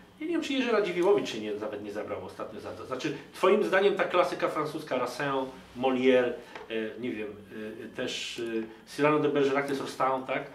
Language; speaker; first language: Polish; native; Polish